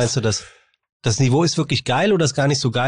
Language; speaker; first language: German; native; German